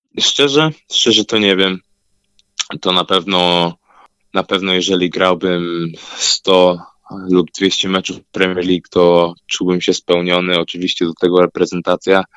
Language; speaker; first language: Polish; early bilingual, heritage; Polish